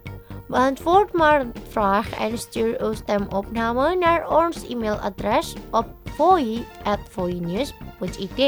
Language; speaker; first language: Dutch; non-native, learner; Indonesian